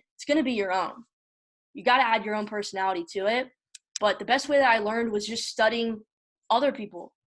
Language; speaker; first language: English; native; English